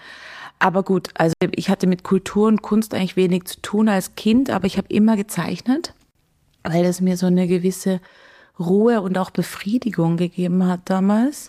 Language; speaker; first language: German; native; German